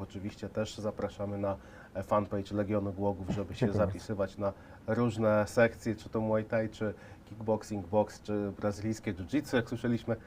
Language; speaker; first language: Polish; native; Polish